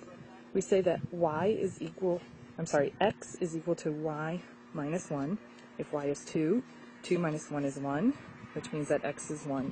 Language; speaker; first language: English; native; English